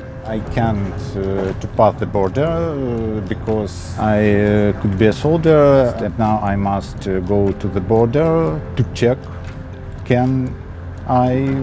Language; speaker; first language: English; non-native, learner; Ukrainian